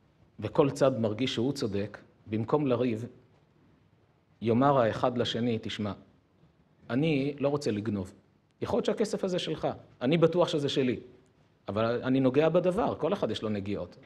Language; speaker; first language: Hebrew; native; Hebrew